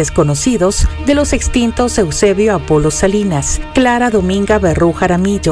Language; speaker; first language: Spanish; native; Spanish